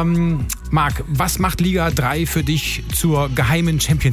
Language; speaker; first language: German; native; German